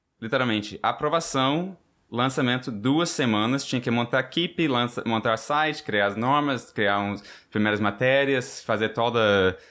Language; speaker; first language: Portuguese; non-native, fluent; English